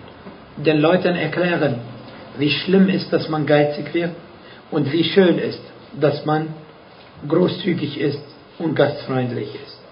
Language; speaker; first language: German; non-native, fluent; Arabic